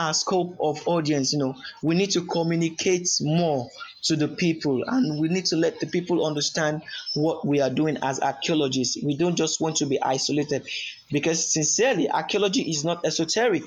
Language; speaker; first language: English; non-native, local second language; Yoruba